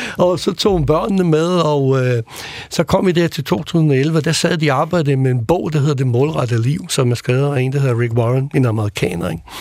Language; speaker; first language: Danish; early bilingual, other home language; Croatian